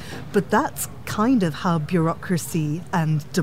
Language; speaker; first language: English; native; English